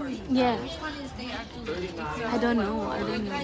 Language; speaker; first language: English; non-native, learner; Thai